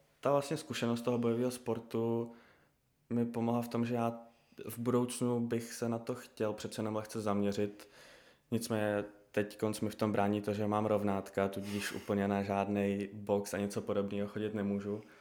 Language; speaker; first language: Czech; early bilingual, other home language; Russian